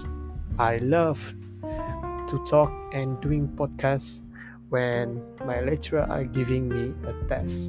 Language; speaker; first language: English; non-native, local second language; Malay